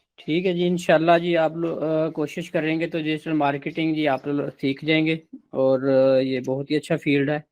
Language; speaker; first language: Urdu; non-native, local second language; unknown